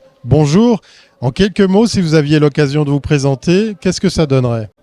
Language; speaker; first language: French; native; French